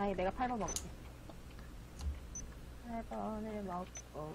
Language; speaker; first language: Korean; native; Korean